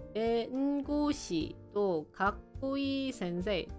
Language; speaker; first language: Japanese; non-native, learner; English